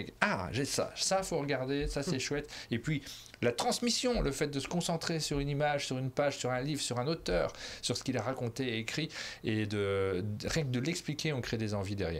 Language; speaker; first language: French; native; French